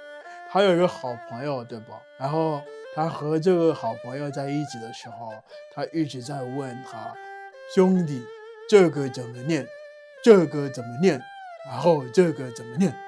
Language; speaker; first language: Chinese; non-native, fluent; French